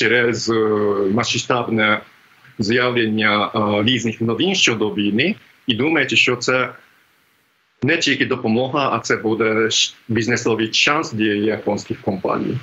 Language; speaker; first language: Ukrainian; non-native, fluent; Japanese